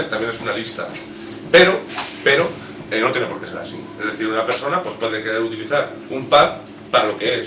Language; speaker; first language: Spanish; native; Spanish